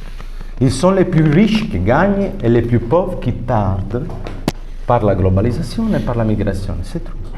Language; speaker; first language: French; non-native, fluent; Italian